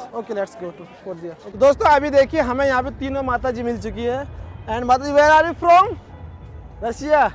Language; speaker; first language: Hindi; native; Hindi